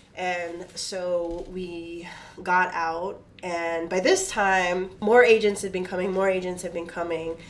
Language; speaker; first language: English; native; English